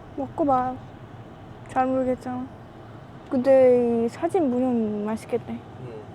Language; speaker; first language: Korean; non-native, learner; Vietnamese